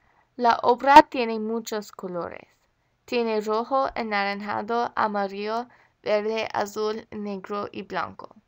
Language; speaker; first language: Spanish; non-native, learner; English